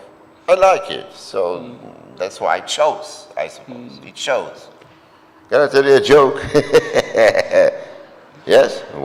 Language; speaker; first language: English; non-native, fluent; Polish